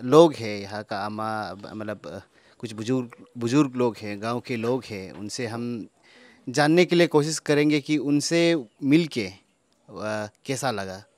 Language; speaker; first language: Hindi; non-native, local second language; Nyishi